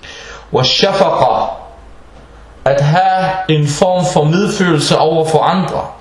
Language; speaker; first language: Danish; early bilingual, other home language; Arabic